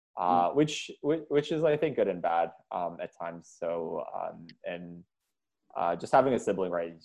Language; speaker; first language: English; early bilingual, other home language; Indonesian